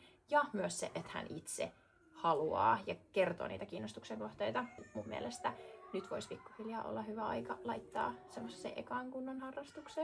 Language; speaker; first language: Finnish; native; Finnish